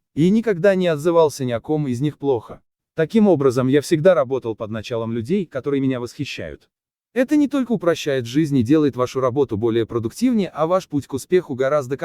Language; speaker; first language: Russian; native; Russian